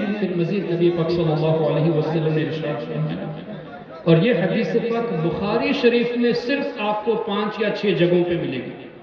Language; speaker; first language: Urdu; non-native, local second language; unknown